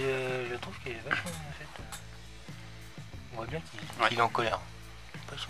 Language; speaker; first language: French; native; French